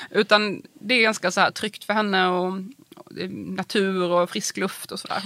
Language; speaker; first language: Swedish; native; Swedish